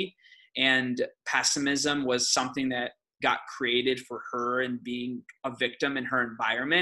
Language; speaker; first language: English; early bilingual, other home language; Aramaic